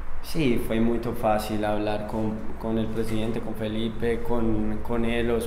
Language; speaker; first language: Portuguese; non-native, learner; Spanish